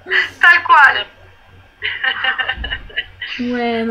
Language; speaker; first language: Spanish; native; Spanish